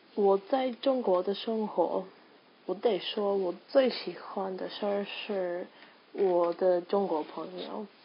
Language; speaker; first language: Chinese; non-native, learner; English